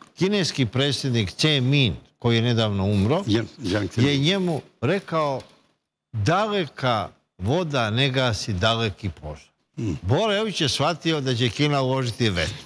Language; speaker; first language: Bosnian; native; Bosnian